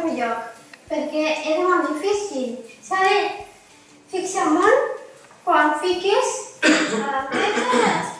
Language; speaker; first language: Catalan; non-native, local second language; Spanish